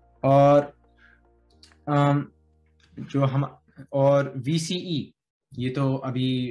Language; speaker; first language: Hindi; early bilingual, heritage; Hindi